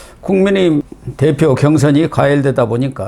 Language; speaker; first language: Korean; native; Korean